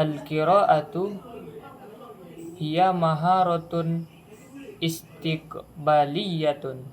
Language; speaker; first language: Arabic; non-native, learner; Indonesian